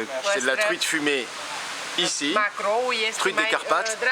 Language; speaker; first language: French; native; French